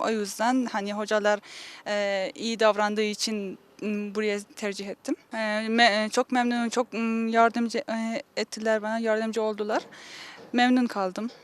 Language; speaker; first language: Turkish; non-native, learner; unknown